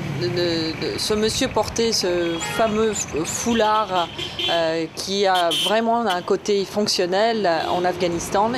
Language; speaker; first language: French; native; French